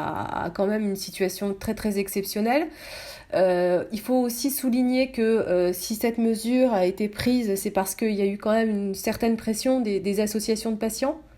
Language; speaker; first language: French; native; French